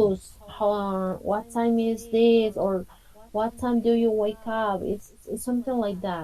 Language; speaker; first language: English; non-native, fluent; Spanish